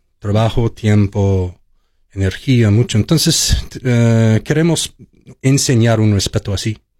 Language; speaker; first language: Spanish; non-native, fluent; English